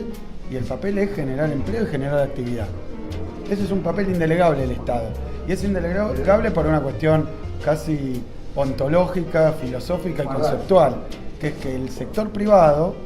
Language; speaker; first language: Spanish; native; Spanish